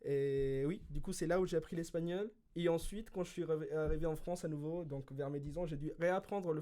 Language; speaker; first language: French; early bilingual, other home language; Spanish